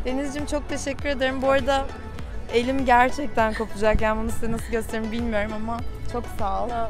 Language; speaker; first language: Turkish; native; Turkish